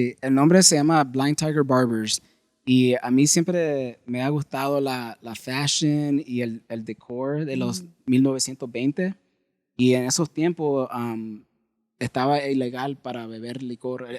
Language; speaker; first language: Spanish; early bilingual, heritage; Spanish